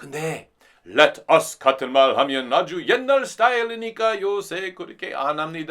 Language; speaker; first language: Korean; non-native, fluent; English